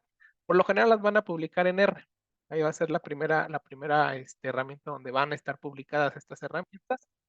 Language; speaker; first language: Spanish; native; Spanish